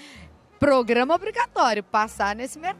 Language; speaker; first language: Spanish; non-native, learner; Portuguese